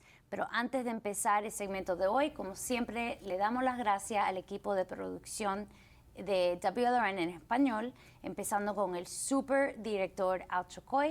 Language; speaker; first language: Spanish; early bilingual, heritage; Spanish